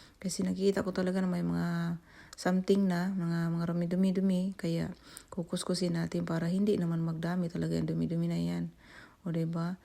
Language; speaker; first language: Filipino; native; Filipino